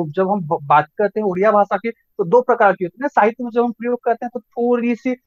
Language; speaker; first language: Hindi; native; Hindi